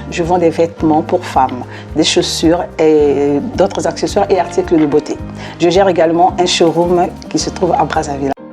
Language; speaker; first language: French; non-native, local second language; Lingala